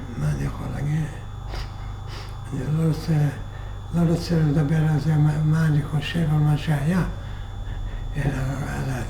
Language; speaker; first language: Hebrew; non-native, fluent; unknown